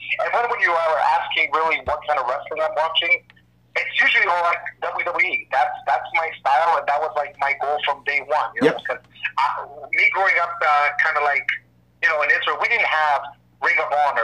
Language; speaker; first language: English; non-native, fluent; Hebrew